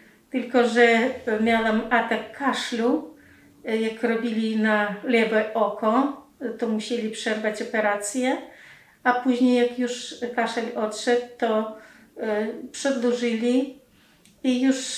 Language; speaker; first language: Polish; non-native, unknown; Russian